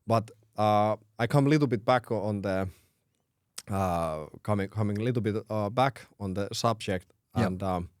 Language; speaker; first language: English; non-native, fluent; Finnish